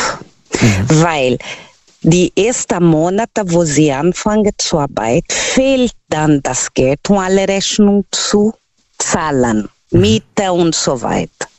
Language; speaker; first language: German; non-native, fluent; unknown